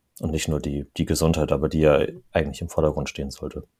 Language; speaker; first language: German; native; German